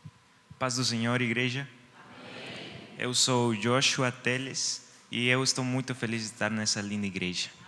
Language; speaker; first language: Portuguese; early bilingual, heritage; Portuguese